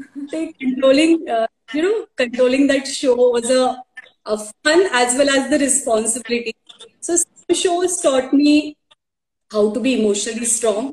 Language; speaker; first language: English; non-native, local second language; Marathi